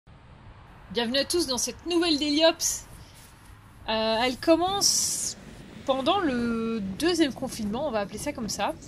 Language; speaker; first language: French; native; French